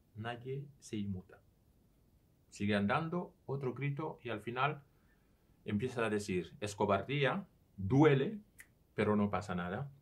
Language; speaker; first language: Spanish; non-native, fluent; Serer